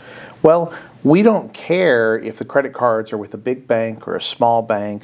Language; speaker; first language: English; native; English